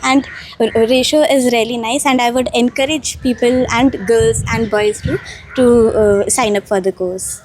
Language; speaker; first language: Hindi; native; Hindi